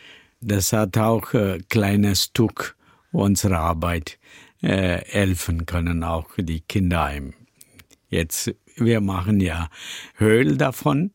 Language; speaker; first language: German; non-native, learner; Tamil